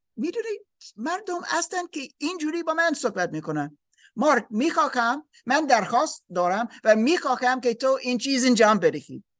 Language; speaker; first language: Persian; non-native, learner; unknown